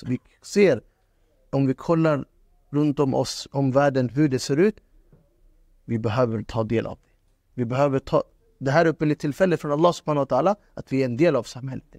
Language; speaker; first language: Swedish; non-native, fluent; Urdu